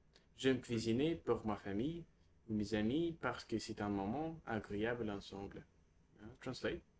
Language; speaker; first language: French; non-native, learner; Russian